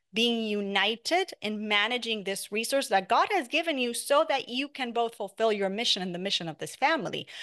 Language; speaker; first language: English; non-native, fluent; Spanish